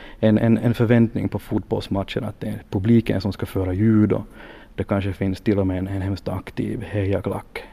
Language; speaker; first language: Swedish; native; Swedish